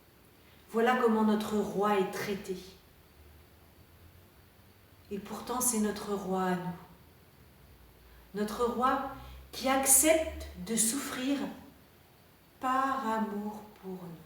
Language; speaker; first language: French; native; French